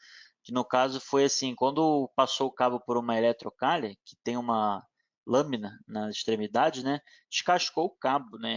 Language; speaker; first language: Portuguese; native; Portuguese